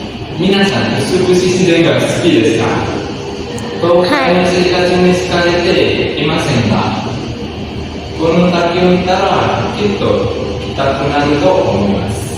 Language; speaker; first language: Japanese; non-native, learner; Indonesian